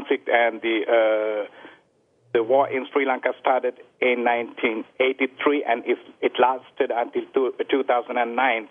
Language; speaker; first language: English; non-native, local second language; Sinhala